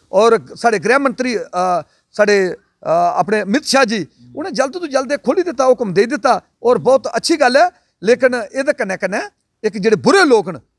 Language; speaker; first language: Punjabi; non-native, local second language; Dogri